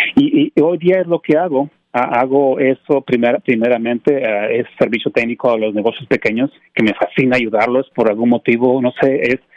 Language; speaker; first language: Spanish; native; Spanish